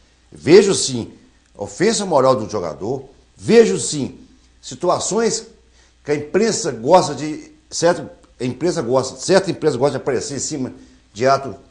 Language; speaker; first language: Portuguese; native; Portuguese